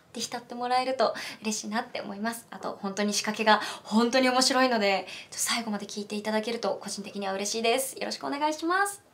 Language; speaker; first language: Japanese; native; Japanese